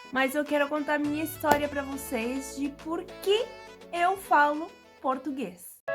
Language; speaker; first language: Portuguese; early bilingual, other home language; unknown